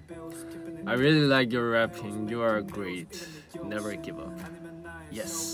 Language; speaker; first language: English; non-native, learner; Korean